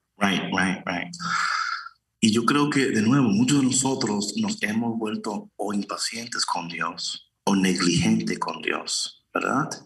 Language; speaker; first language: Spanish; early bilingual, heritage; Spanish